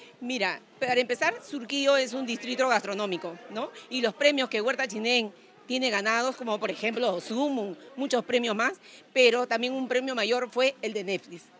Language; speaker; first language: Spanish; native; Spanish